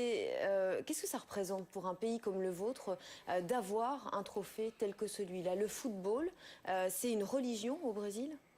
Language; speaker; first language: French; native; French